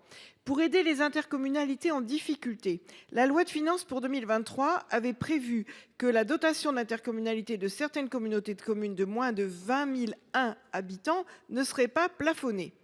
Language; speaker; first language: French; native; French